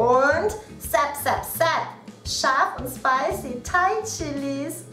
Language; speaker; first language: German; native; German